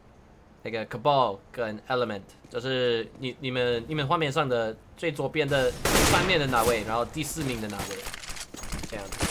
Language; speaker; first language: Chinese; non-native, learner; English